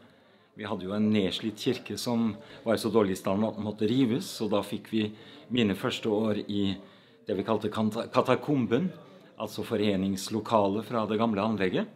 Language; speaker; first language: Norwegian; native; Norwegian